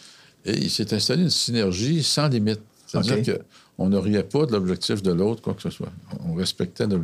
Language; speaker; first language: French; native; French